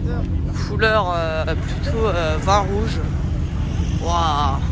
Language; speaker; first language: French; native; French